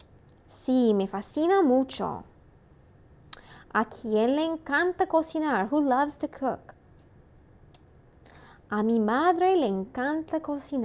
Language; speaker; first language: Spanish; non-native, fluent; English